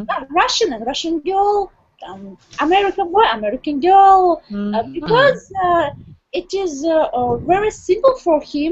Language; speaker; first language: English; non-native, learner; Russian